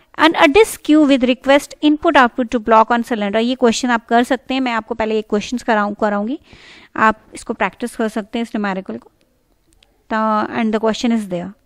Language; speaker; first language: Hindi; native; Hindi